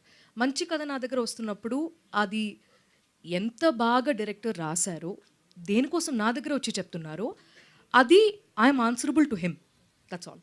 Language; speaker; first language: Telugu; non-native, local second language; Malayalam